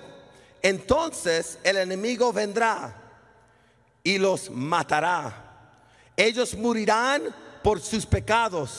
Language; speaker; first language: Spanish; early bilingual, heritage; Spanish